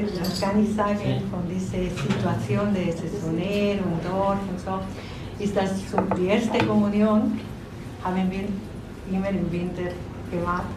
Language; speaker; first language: German; non-native, learner; Spanish